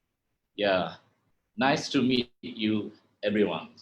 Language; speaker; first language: English; non-native, learner; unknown